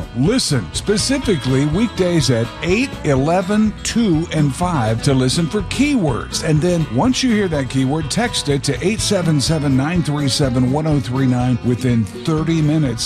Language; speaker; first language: English; native; English